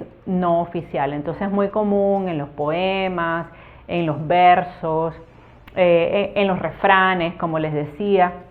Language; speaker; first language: Spanish; native; Spanish